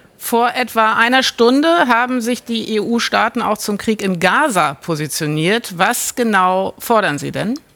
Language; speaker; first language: German; native; German